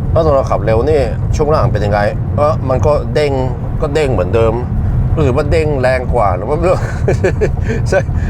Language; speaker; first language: Thai; non-native, fluent; Norwegian